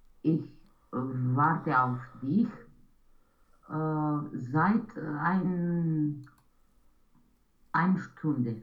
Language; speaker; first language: German; non-native, learner; Romanian